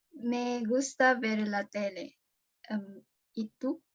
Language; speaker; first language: Spanish; non-native, learner; Filipino